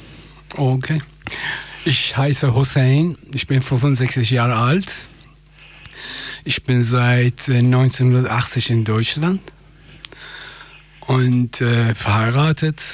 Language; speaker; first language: German; non-native, fluent; Persian